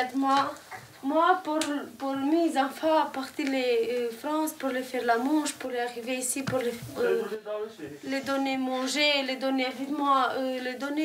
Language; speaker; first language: French; non-native, learner; Romanian